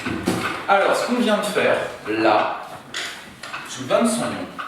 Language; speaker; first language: French; native; French